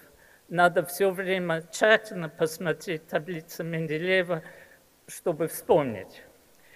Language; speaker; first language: Russian; early bilingual, heritage; English